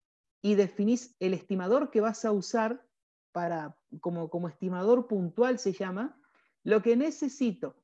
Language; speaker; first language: Spanish; native; Spanish